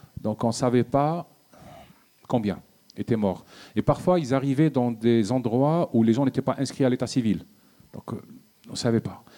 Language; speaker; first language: French; non-native, local second language; Arabic